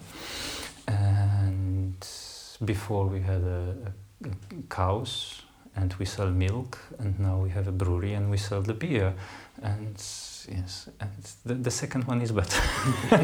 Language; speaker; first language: English; non-native, fluent; Polish